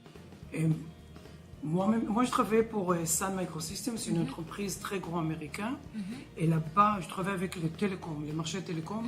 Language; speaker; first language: French; non-native, learner; Hebrew